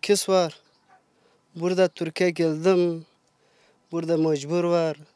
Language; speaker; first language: Turkish; non-native, learner; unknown